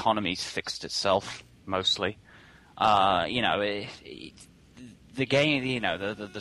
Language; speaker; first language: English; native; English